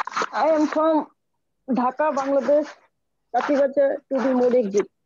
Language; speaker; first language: English; non-native, learner; Bangla